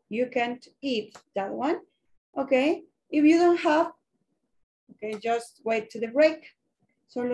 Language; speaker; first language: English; non-native, learner; Spanish